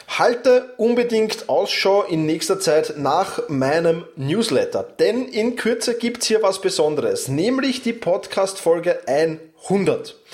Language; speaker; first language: German; native; German